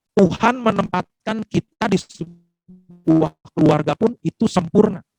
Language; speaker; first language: Indonesian; native; Indonesian